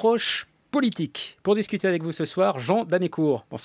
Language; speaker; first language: French; native; French